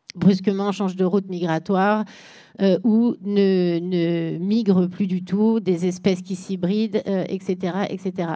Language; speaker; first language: French; native; French